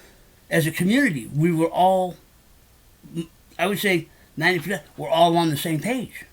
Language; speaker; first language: English; native; English